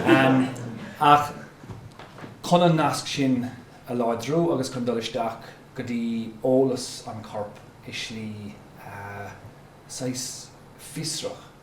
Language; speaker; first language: Irish; non-native, local second language; English